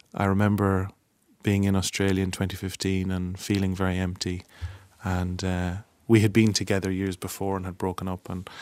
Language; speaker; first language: English; native; English